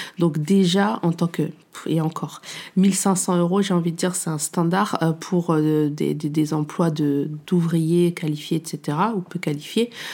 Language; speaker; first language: French; native; French